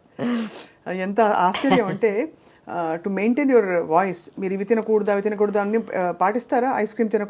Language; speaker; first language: Telugu; native; Telugu